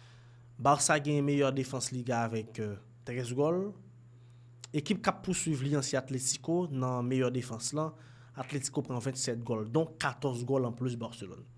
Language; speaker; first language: French; non-native, local second language; Haitian Creole